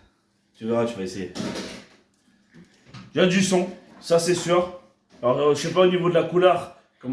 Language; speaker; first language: French; native; French